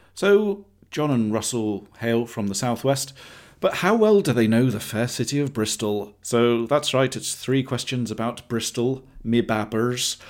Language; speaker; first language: English; native; English